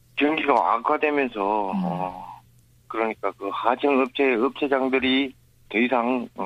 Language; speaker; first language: Korean; native; Korean